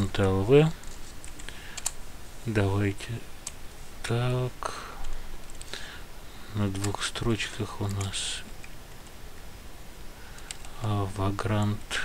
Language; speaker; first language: Russian; native; Russian